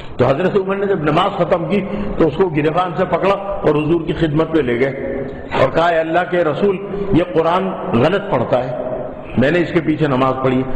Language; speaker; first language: Urdu; native; Urdu